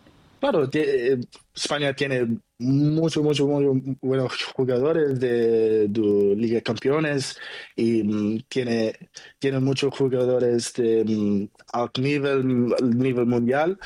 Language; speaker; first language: Spanish; non-native, learner; Portuguese